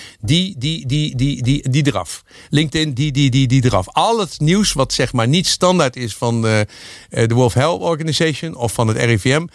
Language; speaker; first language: Dutch; native; Dutch